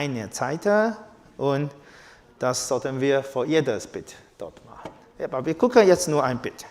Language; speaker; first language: German; non-native, learner; Chinese